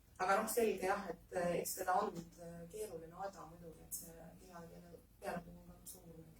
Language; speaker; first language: Estonian; native; Estonian